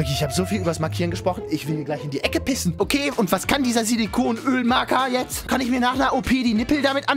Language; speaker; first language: German; native; German